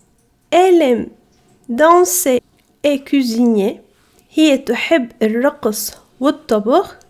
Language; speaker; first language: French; non-native, fluent; Arabic